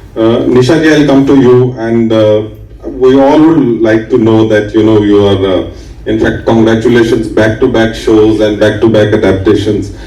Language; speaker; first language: English; non-native, local second language; Punjabi